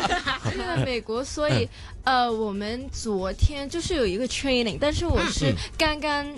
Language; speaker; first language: Chinese; non-native, local second language; Cantonese